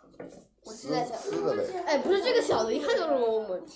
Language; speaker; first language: Chinese; native; Chinese